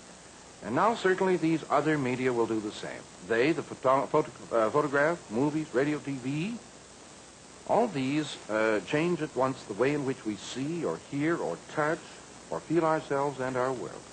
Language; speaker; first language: English; native; English